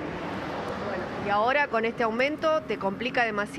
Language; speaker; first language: Spanish; native; Spanish